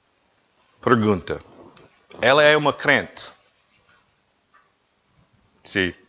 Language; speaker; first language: Portuguese; non-native, learner; English